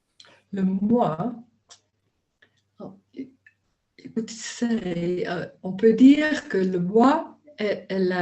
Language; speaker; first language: French; non-native, learner; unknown